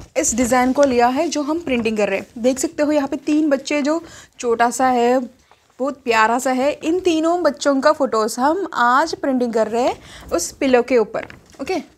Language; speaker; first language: Hindi; non-native, local second language; Telugu